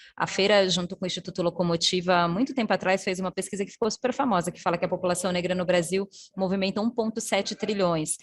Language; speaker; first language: Portuguese; native; Portuguese